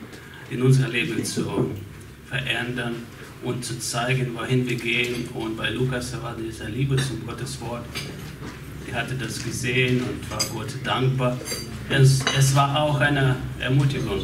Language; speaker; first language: German; non-native, fluent; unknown